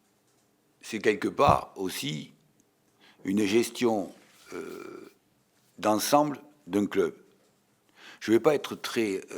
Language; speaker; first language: French; native; French